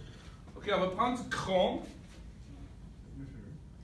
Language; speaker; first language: French; native; French